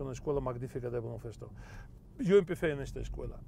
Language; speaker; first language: Spanish; non-native, fluent; Russian